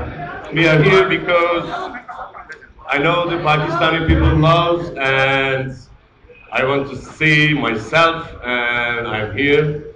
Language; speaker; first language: English; non-native, learner; Turkish